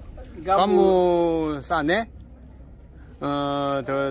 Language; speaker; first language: French; non-native, learner; Korean